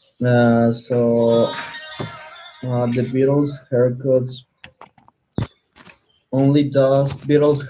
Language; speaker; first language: English; non-native, learner; Spanish